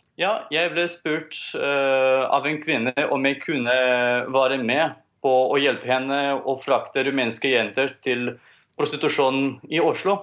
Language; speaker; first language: Norwegian; non-native, fluent; Romanian